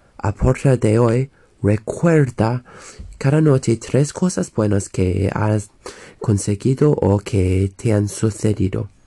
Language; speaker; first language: Spanish; non-native, learner; English